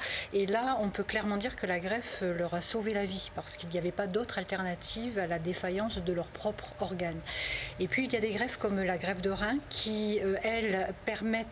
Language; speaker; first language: French; native; French